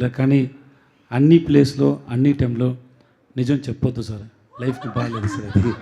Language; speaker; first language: Telugu; non-native, learner; Tamil